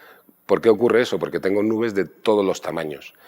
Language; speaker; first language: Spanish; native; Spanish